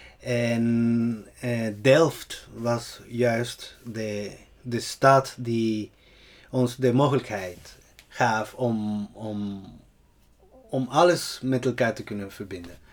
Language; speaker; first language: Dutch; non-native, fluent; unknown